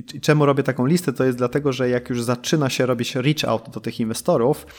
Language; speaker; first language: Polish; early bilingual, heritage; Polish